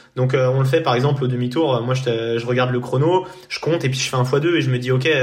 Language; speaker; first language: French; native; French